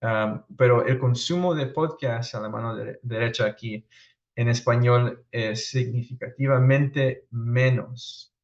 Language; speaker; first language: Spanish; early bilingual, heritage; Spanish